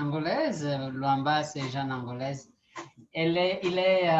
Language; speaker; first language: French; non-native, learner; Portuguese